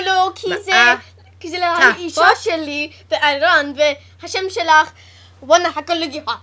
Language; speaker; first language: Hebrew; non-native, learner; English